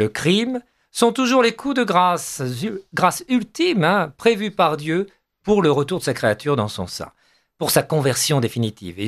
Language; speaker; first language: French; native; French